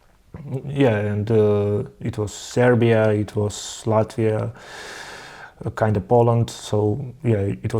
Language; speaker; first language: English; non-native, learner; Russian